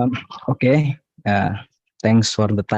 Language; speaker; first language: English; non-native, learner; Indonesian